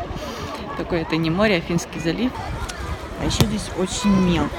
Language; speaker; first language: Russian; native; Russian